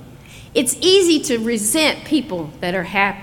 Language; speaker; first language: English; native; English